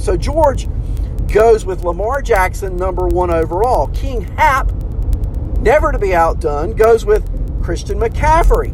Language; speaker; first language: English; native; English